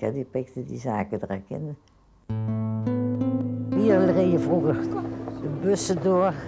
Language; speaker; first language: Dutch; native; Dutch